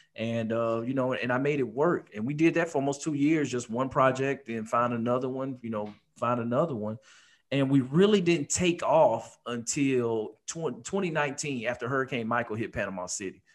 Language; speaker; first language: English; native; English